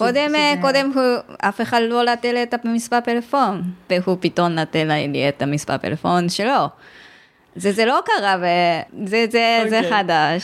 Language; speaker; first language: Hebrew; non-native, learner; Japanese